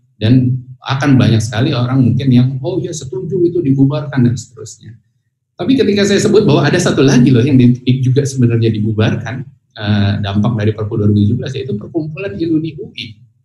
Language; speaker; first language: Indonesian; native; Indonesian